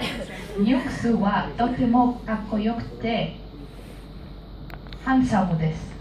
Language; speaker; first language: Japanese; non-native, learner; Hebrew